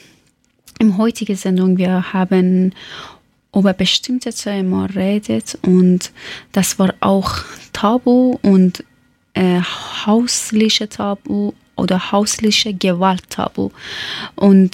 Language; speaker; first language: German; non-native, learner; Persian